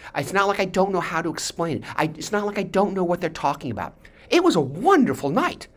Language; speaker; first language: English; native; English